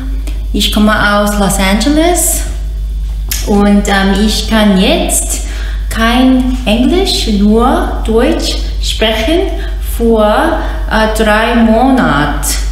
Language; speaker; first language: German; non-native, learner; English